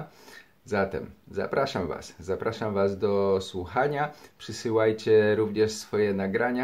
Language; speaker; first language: Polish; native; Polish